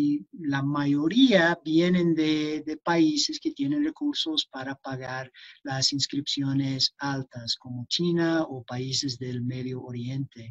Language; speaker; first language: Spanish; non-native, fluent; English